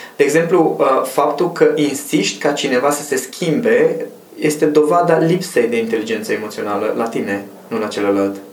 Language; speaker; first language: Romanian; non-native, local second language; Hungarian